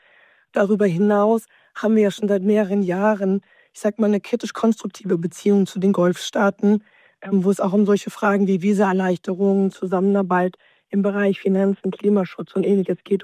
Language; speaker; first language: German; native; German